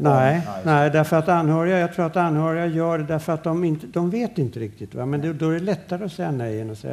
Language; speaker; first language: Swedish; native; Swedish